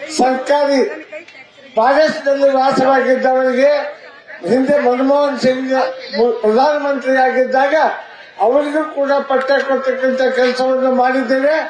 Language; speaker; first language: Kannada; non-native, local second language; Lambadi